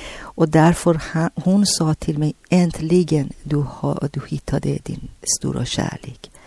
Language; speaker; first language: Swedish; non-native, learner; Persian